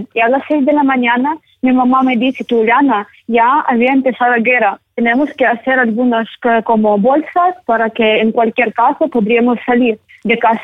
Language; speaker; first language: Spanish; non-native, learner; Ukrainian